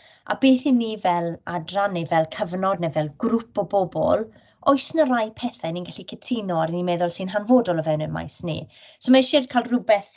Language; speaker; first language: Welsh; native; Welsh